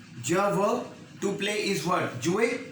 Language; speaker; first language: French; non-native, learner; Hindi